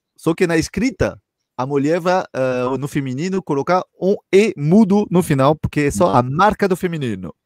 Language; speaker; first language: Portuguese; non-native, fluent; French